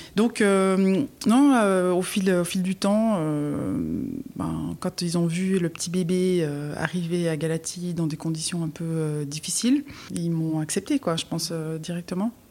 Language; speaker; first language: French; native; French